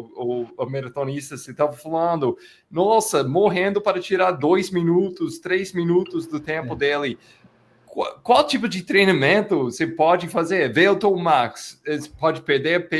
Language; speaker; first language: Portuguese; non-native, fluent; English